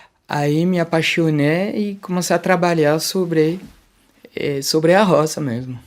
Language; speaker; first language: Portuguese; non-native, fluent; French